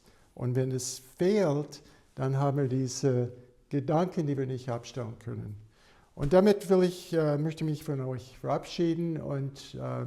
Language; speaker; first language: German; non-native, fluent; English